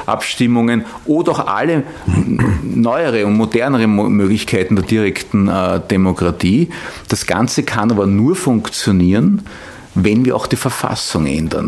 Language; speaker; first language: German; native; German